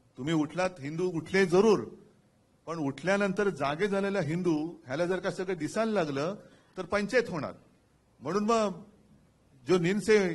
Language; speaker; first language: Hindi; non-native, local second language; Marathi